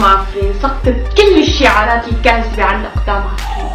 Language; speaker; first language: Arabic; non-native, local second language; Kurdish